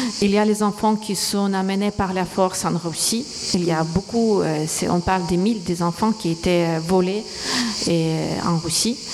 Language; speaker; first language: French; non-native, fluent; Ukrainian